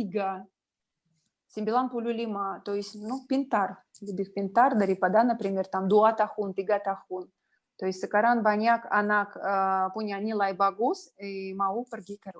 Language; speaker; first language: Indonesian; non-native, learner; Russian